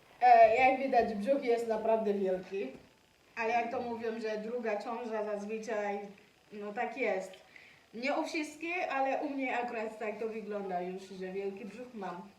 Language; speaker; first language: Polish; non-native, learner; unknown